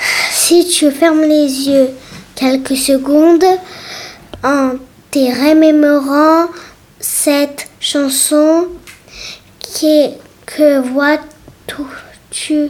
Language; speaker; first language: French; early bilingual, other home language; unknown